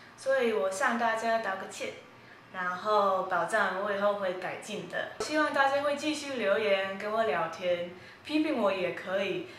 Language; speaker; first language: Chinese; early bilingual, heritage; Chinese